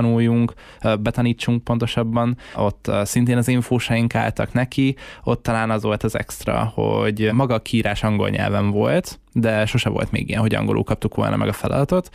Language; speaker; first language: Hungarian; native; Hungarian